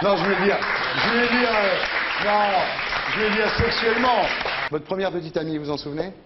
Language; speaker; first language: French; native; French